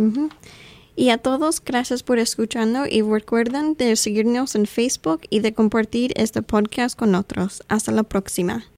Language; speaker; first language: Spanish; non-native, fluent; English